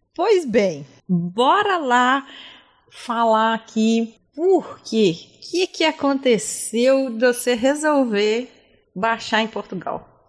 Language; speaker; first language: Portuguese; native; Portuguese